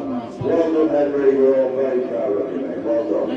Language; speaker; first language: English; native; English